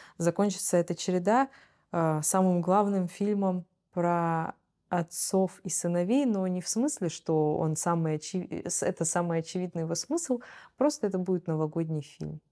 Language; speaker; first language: Russian; native; Russian